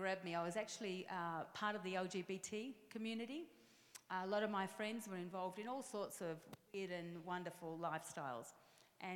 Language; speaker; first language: English; native; English